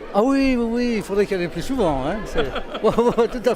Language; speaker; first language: French; native; French